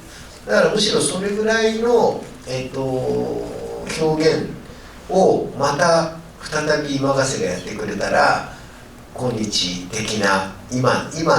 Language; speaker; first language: Japanese; native; Japanese